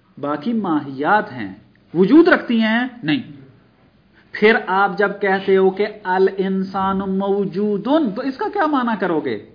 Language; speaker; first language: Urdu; non-native, local second language; Punjabi